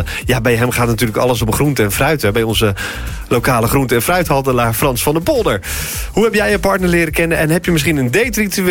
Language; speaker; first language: Dutch; native; Dutch